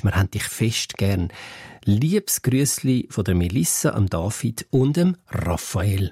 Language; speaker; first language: German; native; German